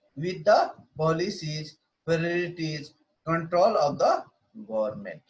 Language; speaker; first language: English; non-native, local second language; Hindi